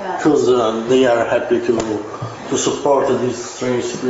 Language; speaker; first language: English; non-native, learner; Italian